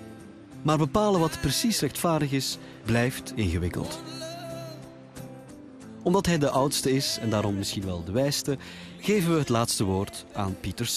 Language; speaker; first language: Dutch; native; Dutch